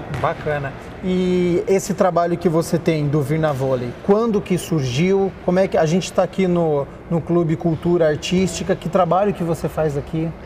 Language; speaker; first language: Portuguese; native; Portuguese